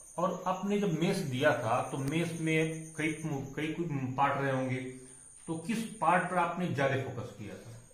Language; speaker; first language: Hindi; native; Hindi